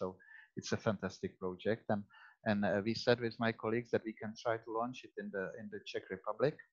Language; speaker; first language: English; non-native, fluent; Czech